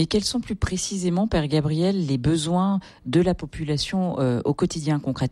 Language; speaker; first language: French; native; French